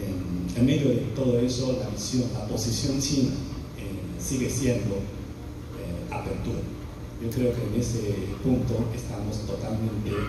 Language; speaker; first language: Spanish; non-native, fluent; Chinese